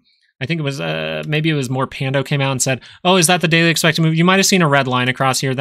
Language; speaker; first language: English; native; English